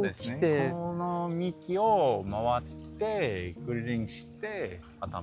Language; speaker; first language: Japanese; non-native, learner; English